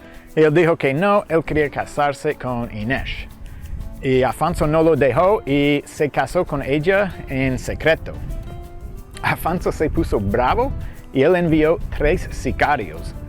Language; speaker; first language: Spanish; non-native, fluent; English